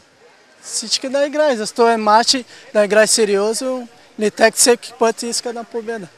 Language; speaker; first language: Bulgarian; non-native, learner; Portuguese